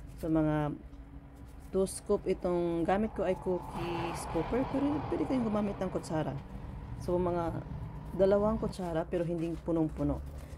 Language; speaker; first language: Filipino; non-native, local second language; Cebuano